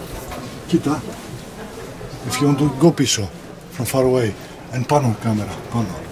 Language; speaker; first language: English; non-native, learner; Greek